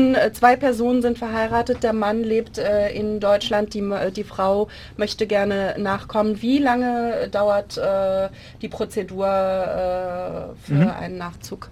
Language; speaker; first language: German; non-native, local second language; Arabic